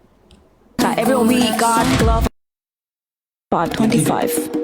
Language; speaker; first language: English; non-native, learner; Thai